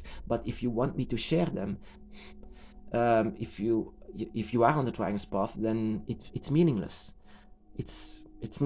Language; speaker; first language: English; non-native, fluent; Dutch